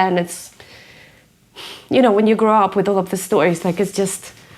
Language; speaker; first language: English; non-native, fluent; Ukrainian